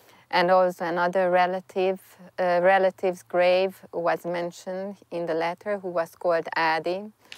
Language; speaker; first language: English; non-native, fluent; Hungarian